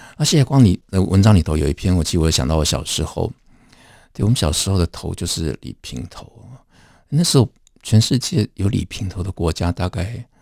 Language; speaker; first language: Chinese; native; Chinese